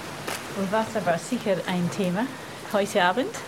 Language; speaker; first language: German; non-native, learner; English